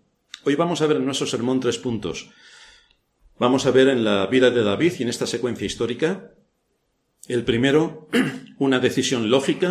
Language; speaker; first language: Spanish; native; Spanish